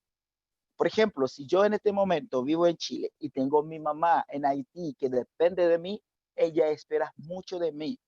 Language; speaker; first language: Spanish; non-native, fluent; Haitian Creole